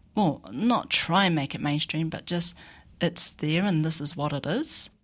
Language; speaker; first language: English; native; English